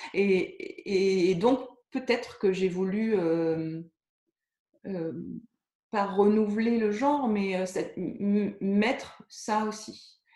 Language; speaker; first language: French; native; French